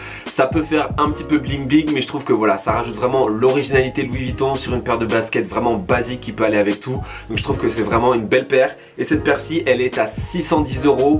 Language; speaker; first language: French; native; French